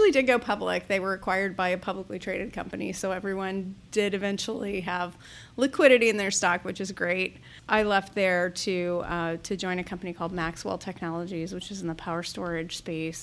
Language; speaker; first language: English; native; English